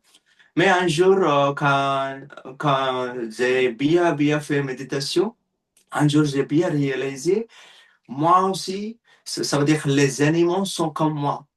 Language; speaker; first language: French; non-native, learner; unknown